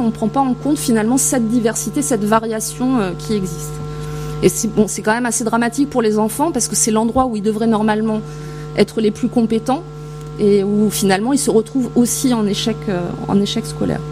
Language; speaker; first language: French; native; French